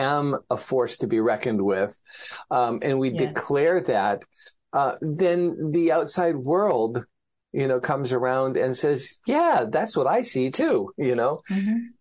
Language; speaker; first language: English; native; English